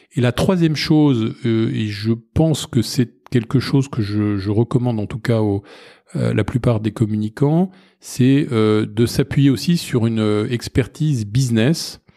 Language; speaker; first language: French; native; French